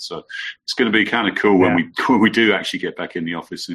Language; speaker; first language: English; native; English